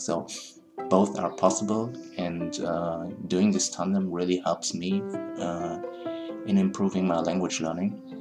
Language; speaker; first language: English; non-native, fluent; German